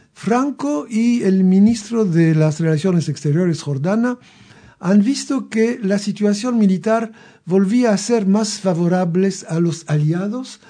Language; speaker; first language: Spanish; non-native, fluent; French